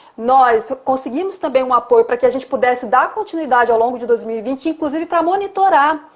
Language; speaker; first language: Portuguese; native; Portuguese